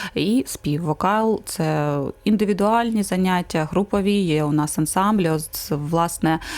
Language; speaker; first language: Ukrainian; native; Ukrainian